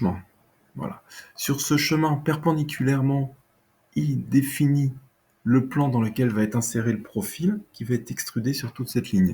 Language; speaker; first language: French; native; French